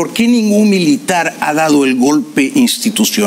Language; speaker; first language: Spanish; native; Spanish